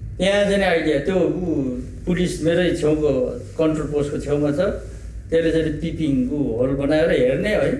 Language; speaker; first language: Nepali; native; Nepali